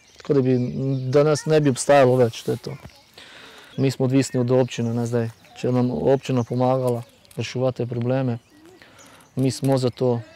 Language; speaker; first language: Slovenian; non-native, local second language; Romany